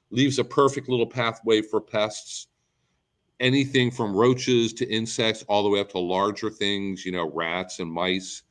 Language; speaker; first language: English; native; English